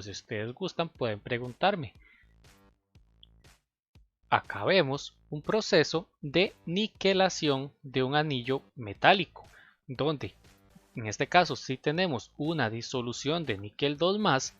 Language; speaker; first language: Spanish; native; Spanish